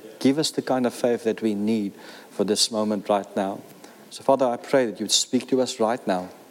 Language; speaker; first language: English; non-native, local second language; Afrikaans